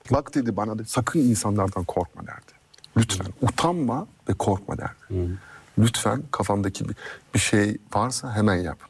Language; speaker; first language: Turkish; early bilingual, heritage; Turkish